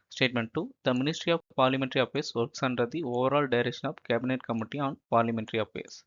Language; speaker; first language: English; non-native, local second language; Tamil